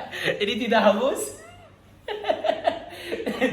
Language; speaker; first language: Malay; non-native, learner; Arabic